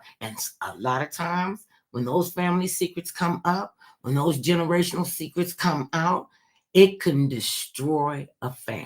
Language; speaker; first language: English; native; English